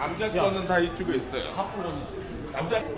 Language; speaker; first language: Korean; non-native, fluent; Mongolian